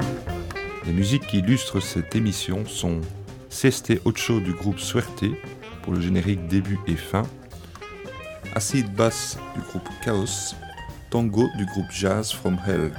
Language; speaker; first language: French; native; French